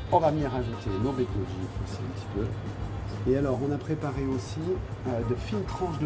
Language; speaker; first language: French; native; French